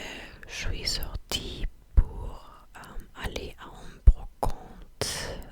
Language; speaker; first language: French; non-native, learner; English